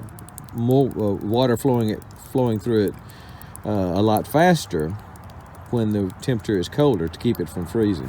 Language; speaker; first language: English; native; English